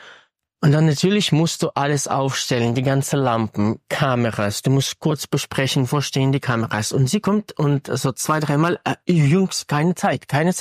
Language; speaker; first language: German; non-native, fluent; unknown